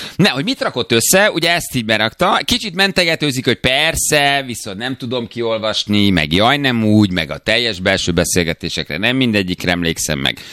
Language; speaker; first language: Hungarian; native; Hungarian